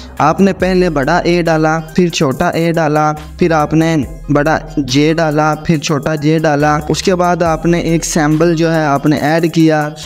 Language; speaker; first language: Urdu; non-native, local second language; Punjabi